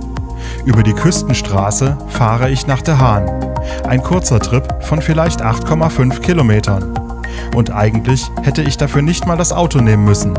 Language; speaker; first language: German; native; German